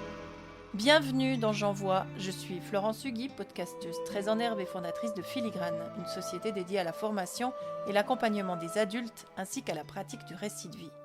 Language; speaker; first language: French; native; French